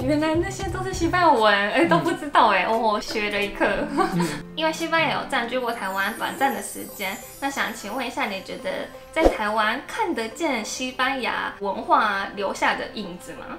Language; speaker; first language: Chinese; non-native, fluent; Japanese